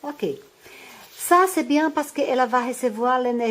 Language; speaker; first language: French; non-native, learner; Portuguese